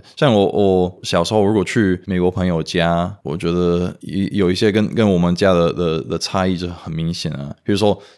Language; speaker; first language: Chinese; non-native, fluent; Romanian